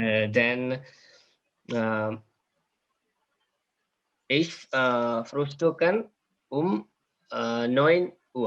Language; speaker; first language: German; non-native, learner; Malayalam